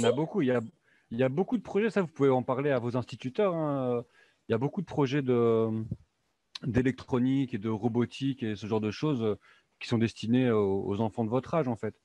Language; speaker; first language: French; native; French